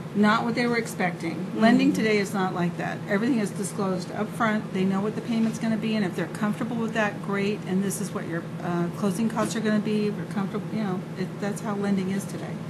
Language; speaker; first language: English; native; English